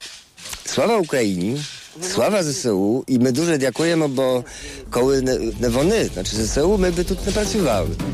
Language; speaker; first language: Ukrainian; non-native, fluent; Polish